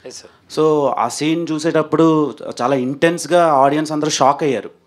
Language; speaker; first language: Telugu; native; Telugu